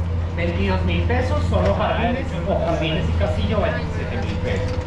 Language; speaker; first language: Spanish; native; Spanish